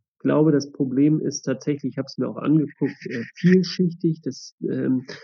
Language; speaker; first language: German; native; German